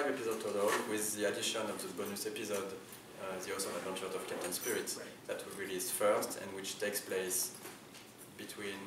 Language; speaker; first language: English; non-native, fluent; French